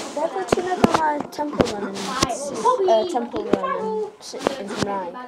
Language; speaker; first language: Welsh; native; Welsh